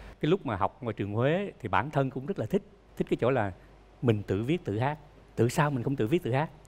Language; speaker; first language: Vietnamese; native; Vietnamese